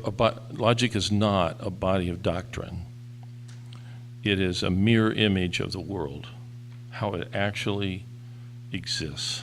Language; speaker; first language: English; native; English